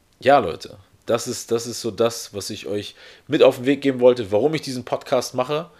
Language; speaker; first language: German; early bilingual, other home language; Russian